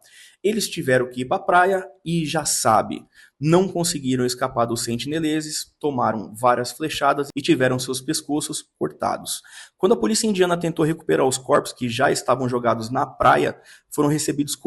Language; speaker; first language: Portuguese; native; Portuguese